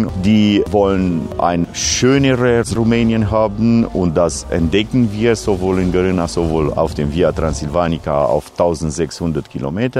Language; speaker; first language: German; non-native, fluent; Romanian